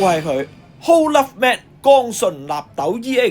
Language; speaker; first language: Cantonese; native; Cantonese